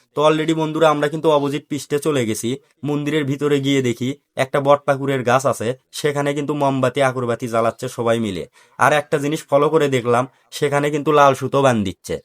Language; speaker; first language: Bangla; native; Bangla